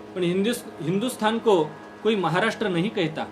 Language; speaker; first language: Hindi; non-native, local second language; Marathi